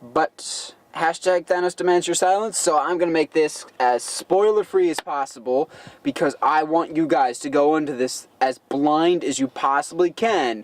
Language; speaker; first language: English; native; English